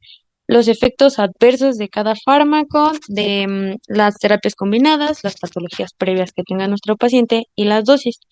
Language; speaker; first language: Spanish; native; Spanish